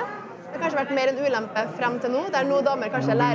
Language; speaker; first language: Norwegian; native; Norwegian